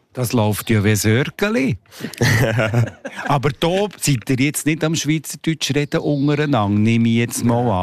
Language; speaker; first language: German; native; German